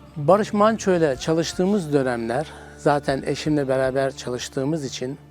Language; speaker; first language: Turkish; native; Turkish